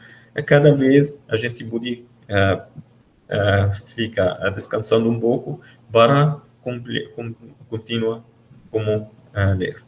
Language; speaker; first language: Portuguese; non-native, learner; Arabic